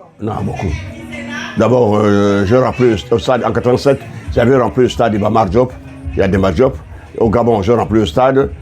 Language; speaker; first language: French; non-native, local second language; Lingala